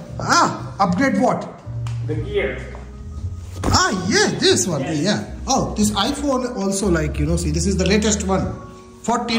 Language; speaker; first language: English; non-native, local second language; Hindi